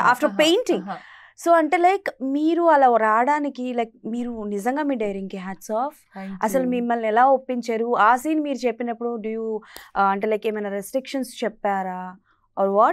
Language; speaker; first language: Telugu; native; Telugu